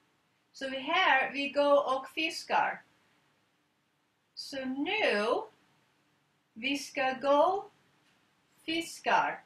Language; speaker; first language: Swedish; non-native, learner; English